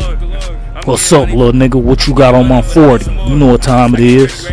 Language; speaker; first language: English; native; English